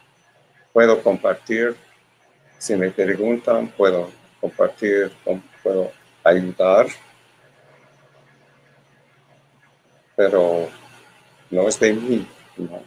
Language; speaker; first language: Spanish; non-native, learner; English